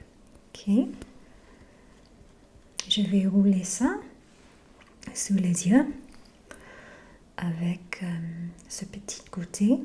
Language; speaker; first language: French; non-native, fluent; English